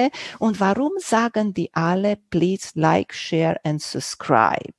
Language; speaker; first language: German; non-native, local second language; Romanian